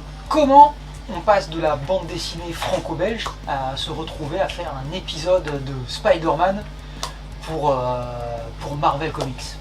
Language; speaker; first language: French; native; French